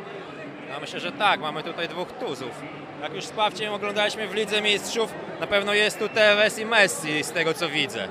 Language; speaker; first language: Polish; native; Polish